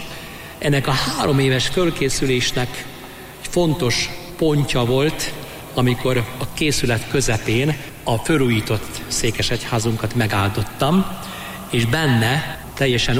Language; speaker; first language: Hungarian; native; Hungarian